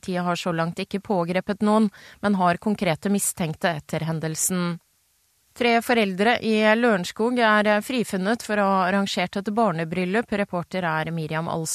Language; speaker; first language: Norwegian; native; Norwegian